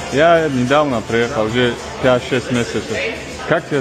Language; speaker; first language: Russian; non-native, local second language; Tajik